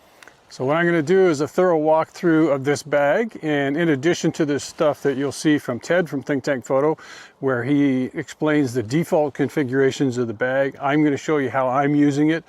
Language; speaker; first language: English; native; English